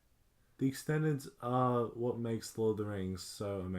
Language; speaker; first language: English; native; English